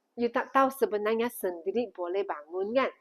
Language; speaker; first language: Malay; non-native, local second language; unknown